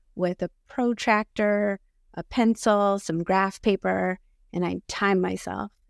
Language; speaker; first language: English; early bilingual, other home language; Filipino